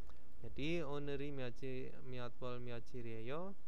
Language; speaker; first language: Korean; non-native, fluent; Indonesian